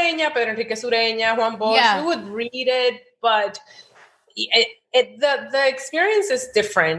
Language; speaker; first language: English; non-native, fluent; Spanish